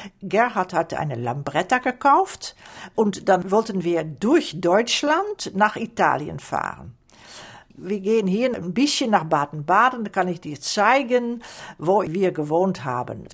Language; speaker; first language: German; non-native, learner; Dutch